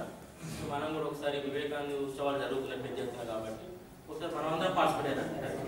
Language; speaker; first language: Telugu; native; Telugu